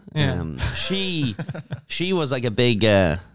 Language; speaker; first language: English; native; English